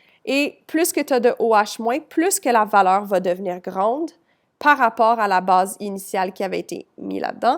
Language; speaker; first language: French; native; French